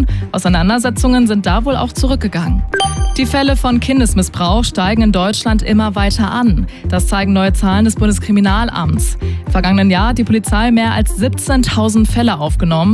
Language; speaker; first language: German; native; German